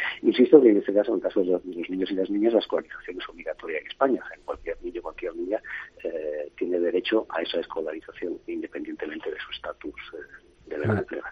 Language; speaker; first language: Spanish; native; Spanish